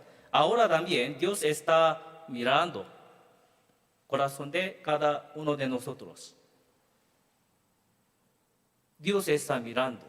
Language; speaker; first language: Spanish; non-native, learner; Korean